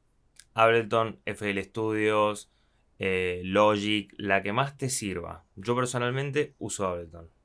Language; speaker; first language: Spanish; native; Spanish